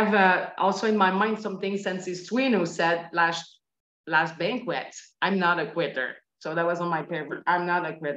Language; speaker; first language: English; non-native, fluent; French